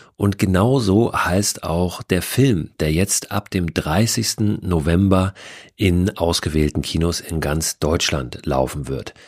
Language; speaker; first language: German; native; German